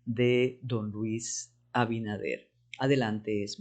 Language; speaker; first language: Spanish; native; Spanish